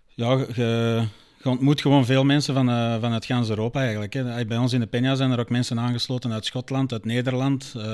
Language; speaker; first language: Dutch; native; Dutch